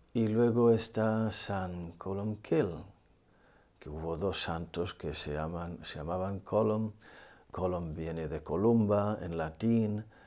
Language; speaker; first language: Spanish; non-native, fluent; English